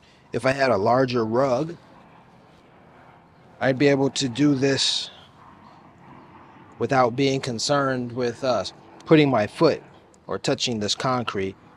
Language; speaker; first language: English; native; English